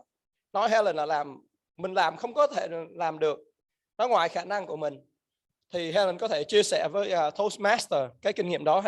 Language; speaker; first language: Vietnamese; early bilingual, heritage; Vietnamese